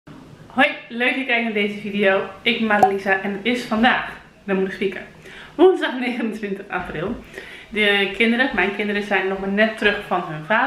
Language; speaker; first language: Dutch; native; Dutch